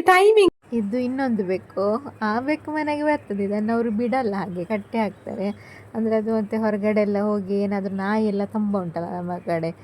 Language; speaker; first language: Kannada; native; Kannada